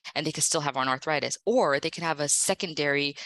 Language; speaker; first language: English; native; English